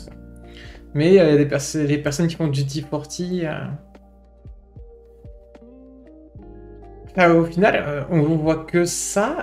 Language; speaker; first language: French; native; French